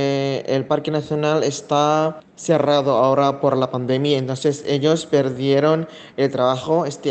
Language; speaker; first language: Spanish; non-native, fluent; Indonesian